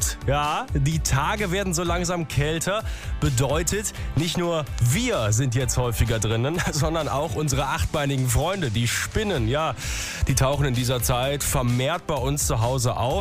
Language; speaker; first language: German; native; German